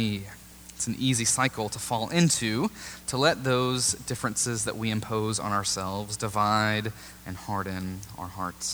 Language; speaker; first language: English; native; English